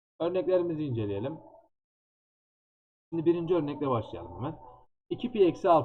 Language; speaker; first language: Turkish; native; Turkish